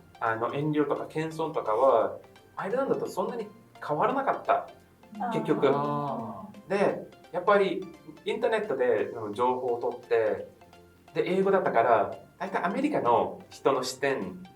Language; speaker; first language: Japanese; non-native, fluent; English